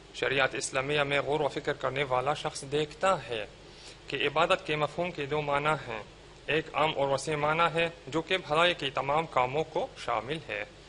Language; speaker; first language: Urdu; non-native, fluent; Arabic